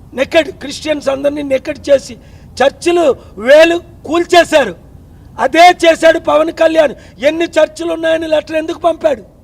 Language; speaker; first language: Telugu; native; Telugu